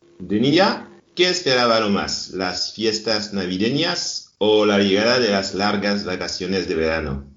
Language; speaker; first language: Spanish; non-native, fluent; French